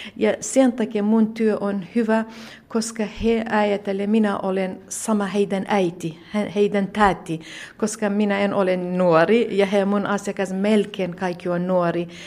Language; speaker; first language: Finnish; non-native, learner; Central Kurdish